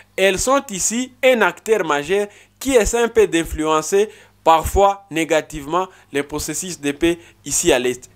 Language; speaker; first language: French; non-native, local second language; Swahili